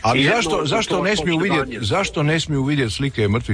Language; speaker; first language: Serbian; native; Serbian